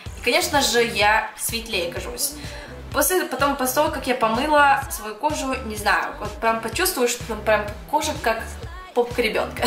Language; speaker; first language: Russian; early bilingual, heritage; Russian